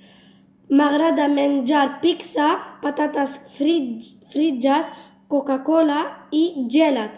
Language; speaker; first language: Catalan; non-native, learner; Arabic